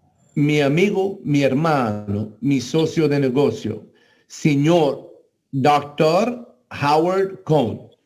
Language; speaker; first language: Spanish; non-native, learner; English